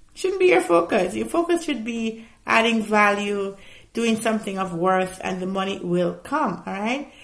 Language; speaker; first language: English; native; English